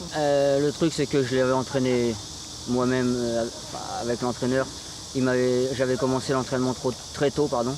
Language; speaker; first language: French; native; French